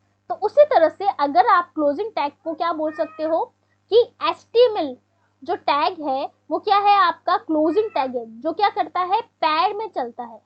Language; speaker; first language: Hindi; native; Hindi